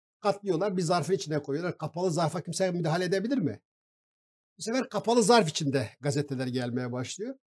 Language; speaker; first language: Turkish; non-native, local second language; Kurdish